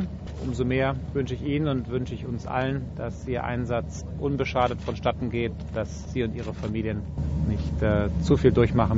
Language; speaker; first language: German; native; German